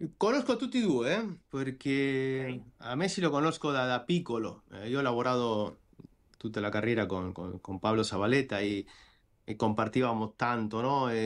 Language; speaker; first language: Italian; non-native, fluent; Spanish